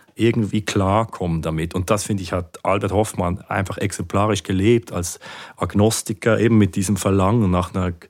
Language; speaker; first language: German; native; German